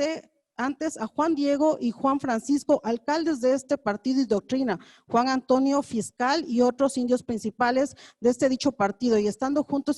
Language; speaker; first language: Spanish; native; Spanish